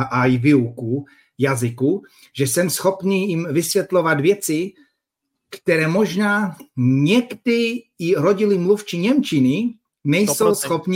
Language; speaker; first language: Czech; non-native, fluent; Polish